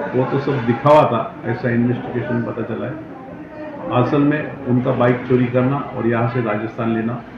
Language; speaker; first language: Hindi; non-native, local second language; Marathi